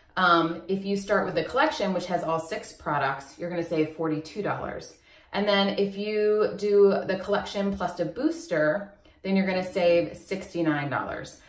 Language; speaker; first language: English; native; English